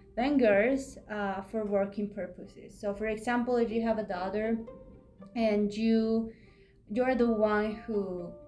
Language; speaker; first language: English; non-native, fluent; Spanish